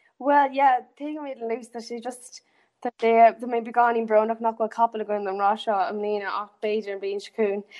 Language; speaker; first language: Irish; non-native, local second language; English